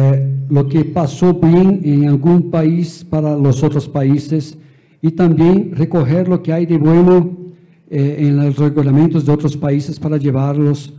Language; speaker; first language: Spanish; non-native, fluent; Portuguese